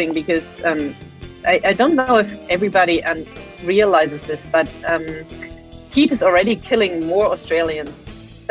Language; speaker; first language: English; non-native, fluent; German